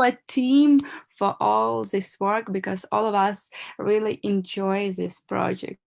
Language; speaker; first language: English; non-native, learner; Ukrainian